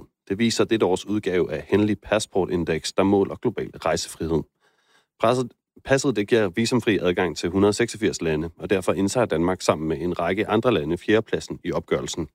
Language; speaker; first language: Danish; native; Danish